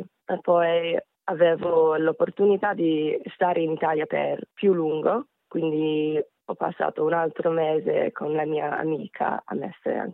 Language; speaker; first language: Italian; non-native, fluent; Korean